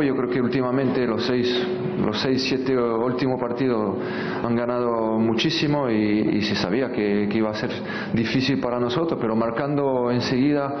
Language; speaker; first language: Spanish; non-native, fluent; French